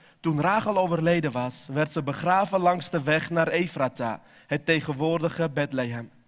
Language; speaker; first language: Dutch; non-native, fluent; Armenian